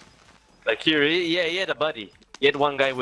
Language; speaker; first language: English; non-native, fluent; Hebrew